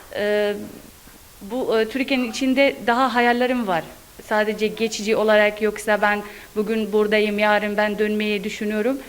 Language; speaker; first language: Turkish; non-native, learner; Arabic